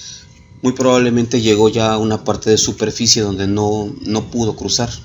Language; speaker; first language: Spanish; native; Spanish